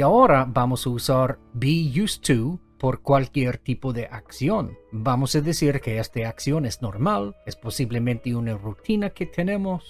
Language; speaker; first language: Spanish; non-native, fluent; English